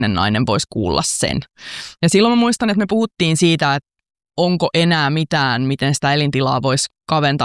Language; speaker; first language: Finnish; native; Finnish